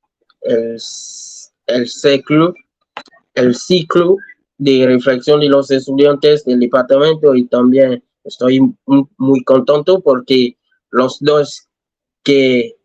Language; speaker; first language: Spanish; non-native, learner; French